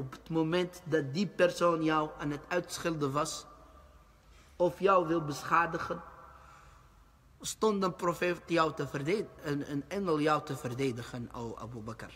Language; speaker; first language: Dutch; early bilingual, other home language; Arabic